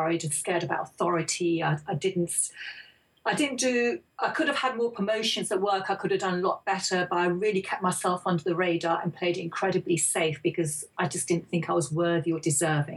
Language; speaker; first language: English; native; English